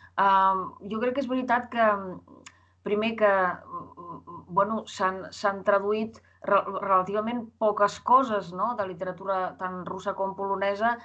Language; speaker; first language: Catalan; non-native, fluent; Russian